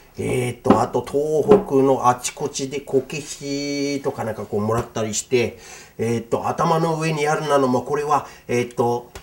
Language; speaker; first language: Japanese; non-native, fluent; English